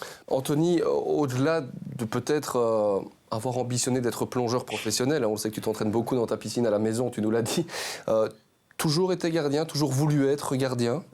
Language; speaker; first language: French; native; French